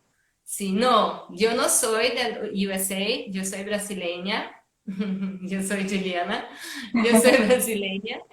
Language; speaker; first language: Spanish; non-native, fluent; Portuguese